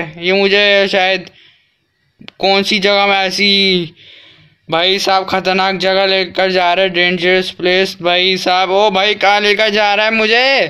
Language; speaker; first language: Hindi; native; Hindi